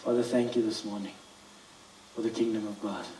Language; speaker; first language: English; non-native, local second language; Afrikaans